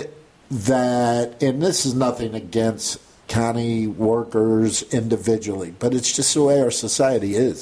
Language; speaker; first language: English; native; English